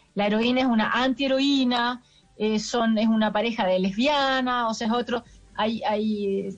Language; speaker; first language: Spanish; native; Spanish